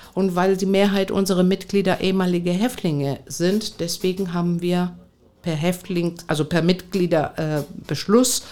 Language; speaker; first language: German; non-native, fluent; Greek